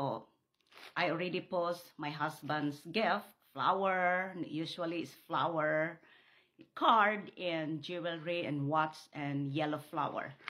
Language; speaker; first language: English; non-native, local second language; Filipino